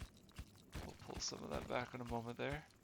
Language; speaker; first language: English; native; English